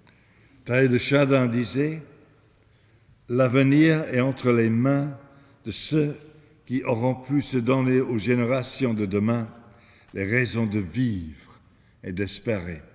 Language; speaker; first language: French; non-native, fluent; English